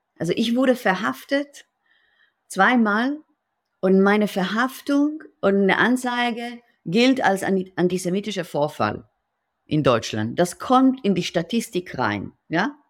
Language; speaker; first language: German; non-native, fluent; Hebrew